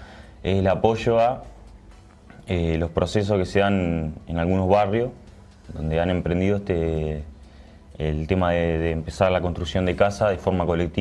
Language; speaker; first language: Spanish; native; Spanish